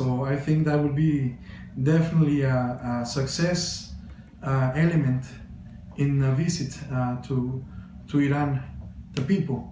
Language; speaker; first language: English; non-native, fluent; Spanish